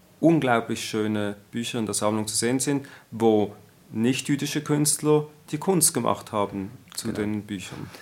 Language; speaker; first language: German; native; German